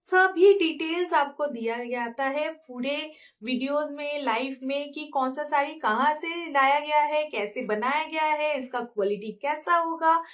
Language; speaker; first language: Hindi; non-native, local second language; Bangla